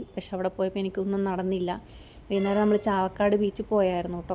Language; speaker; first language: Malayalam; native; Malayalam